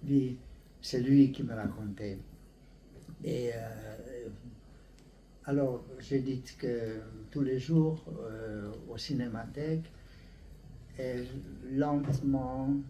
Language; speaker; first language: French; non-native, learner; Hungarian